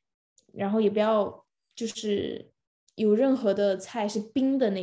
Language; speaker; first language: Chinese; early bilingual, other home language; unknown